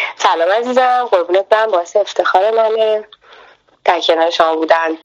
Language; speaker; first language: Persian; native; Persian